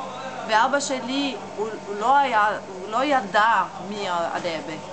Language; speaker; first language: Hebrew; non-native, learner; English